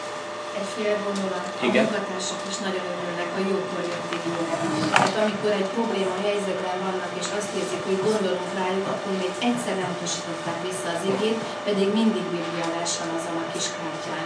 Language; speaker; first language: Hungarian; native; Hungarian